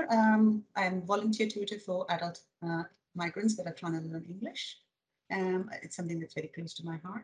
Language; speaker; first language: English; non-native, local second language; Hindi